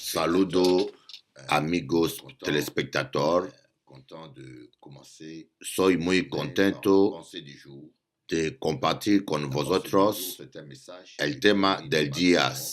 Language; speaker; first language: Spanish; non-native, learner; French